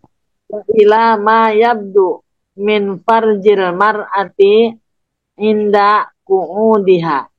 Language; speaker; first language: Arabic; non-native, learner; Indonesian